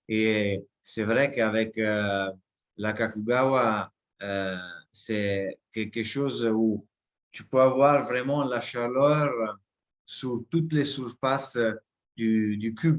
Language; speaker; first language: French; non-native, fluent; Italian